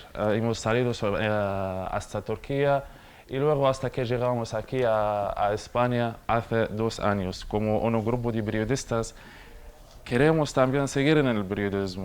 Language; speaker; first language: Spanish; non-native, learner; Arabic